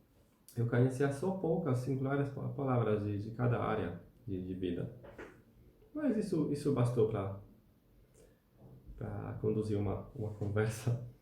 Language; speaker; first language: Portuguese; non-native, fluent; Polish